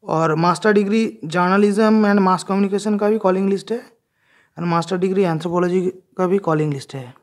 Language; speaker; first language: Hindi; non-native, local second language; Bangla